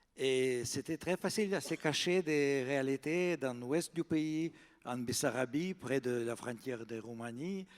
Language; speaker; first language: French; non-native, fluent; Russian